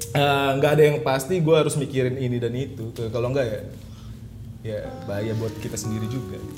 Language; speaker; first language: Indonesian; native; Indonesian